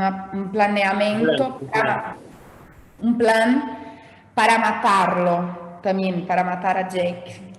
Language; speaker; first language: Spanish; non-native, fluent; Portuguese